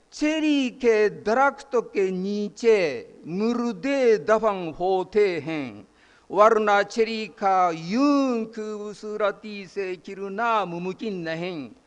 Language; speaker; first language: Urdu; non-native, fluent; Japanese